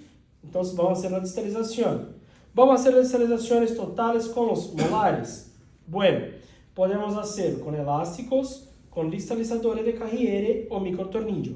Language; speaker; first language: Spanish; non-native, fluent; Portuguese